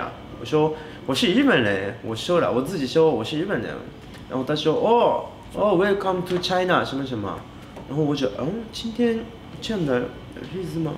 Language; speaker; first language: Chinese; non-native, fluent; Japanese